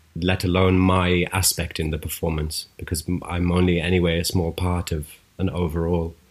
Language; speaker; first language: English; native; English